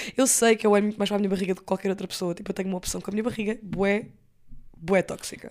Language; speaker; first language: Portuguese; early bilingual, other home language; English